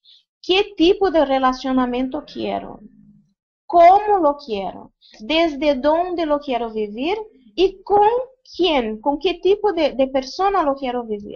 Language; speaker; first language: Spanish; non-native, fluent; Portuguese